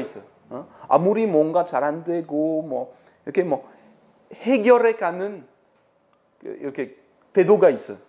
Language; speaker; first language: Korean; non-native, fluent; French